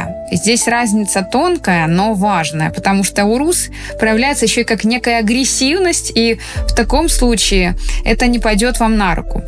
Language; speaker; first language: Russian; native; Russian